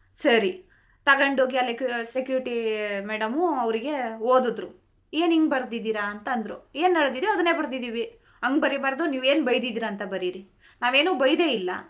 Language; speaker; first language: Kannada; non-native, local second language; Telugu